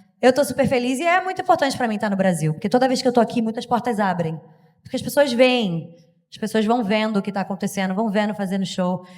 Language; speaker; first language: Portuguese; native; Portuguese